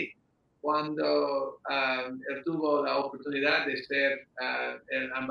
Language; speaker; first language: Spanish; early bilingual, heritage; English